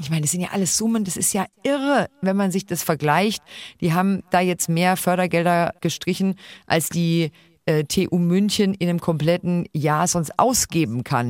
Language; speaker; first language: German; native; German